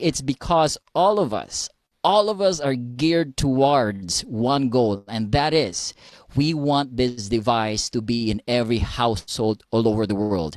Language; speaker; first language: English; non-native, local second language; Filipino